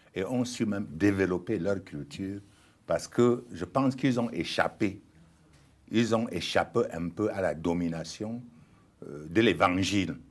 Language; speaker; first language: French; non-native, local second language; Ghomala